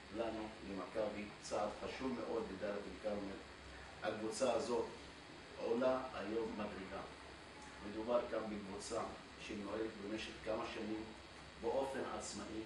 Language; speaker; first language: Hebrew; non-native, local second language; Arabic